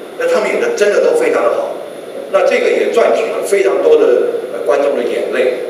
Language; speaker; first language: Chinese; native; Chinese